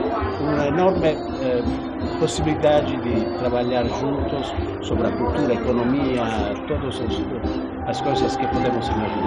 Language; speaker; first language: Portuguese; non-native, fluent; Italian